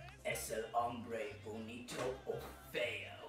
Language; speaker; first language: Spanish; non-native, learner; English